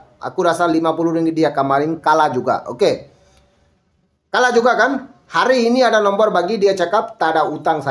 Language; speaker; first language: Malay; non-native, learner; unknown